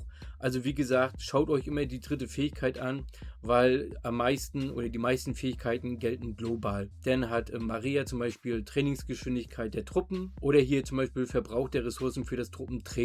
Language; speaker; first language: German; native; German